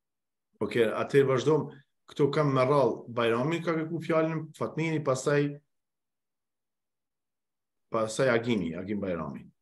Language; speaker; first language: Albanian; native; Albanian